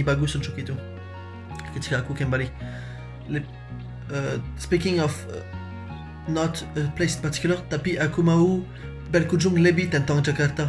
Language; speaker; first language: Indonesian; non-native, learner; French